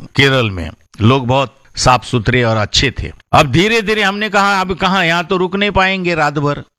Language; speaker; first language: Hindi; non-native, local second language; Marathi